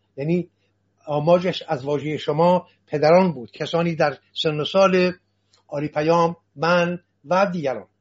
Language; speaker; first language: Persian; non-native, local second language; Assyrian Neo-Aramaic